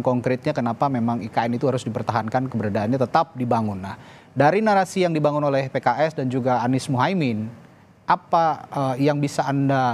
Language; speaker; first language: Indonesian; native; Indonesian